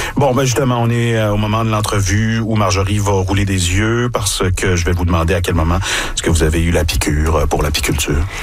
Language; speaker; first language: French; native; French